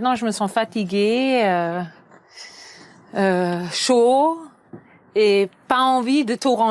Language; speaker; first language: French; non-native, fluent; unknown